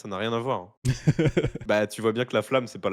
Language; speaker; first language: French; native; French